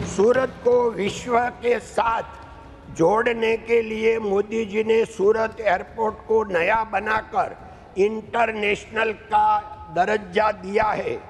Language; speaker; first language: Hindi; non-native, local second language; Gujarati